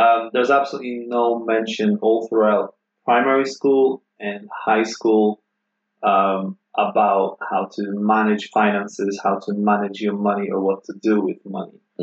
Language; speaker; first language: English; non-native, fluent; Polish